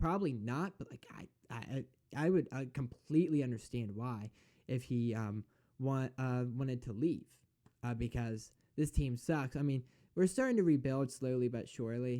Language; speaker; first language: English; native; English